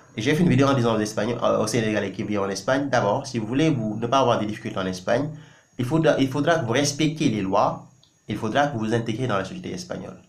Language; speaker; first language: French; non-native, local second language; Wolof